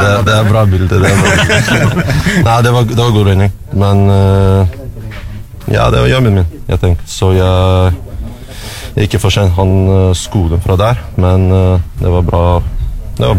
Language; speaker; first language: Norwegian; non-native, learner; Russian